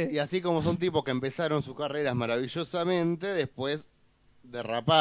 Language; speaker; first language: Spanish; native; Spanish